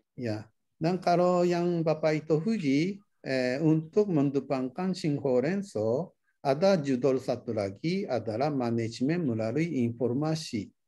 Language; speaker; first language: Indonesian; non-native, fluent; Japanese